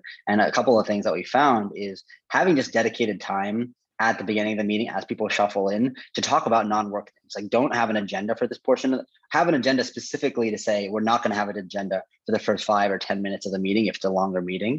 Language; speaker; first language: English; native; English